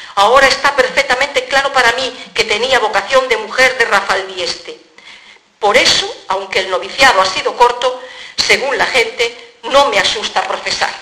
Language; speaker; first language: Spanish; non-native, local second language; Galician